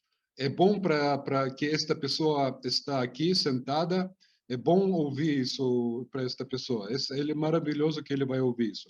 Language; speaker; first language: Portuguese; non-native, fluent; Hebrew